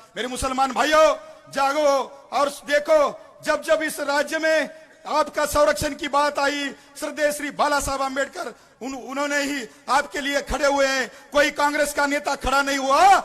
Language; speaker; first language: Hindi; non-native, local second language; Marathi